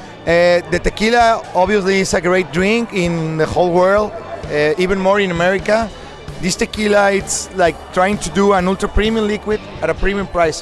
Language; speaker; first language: English; non-native, fluent; Spanish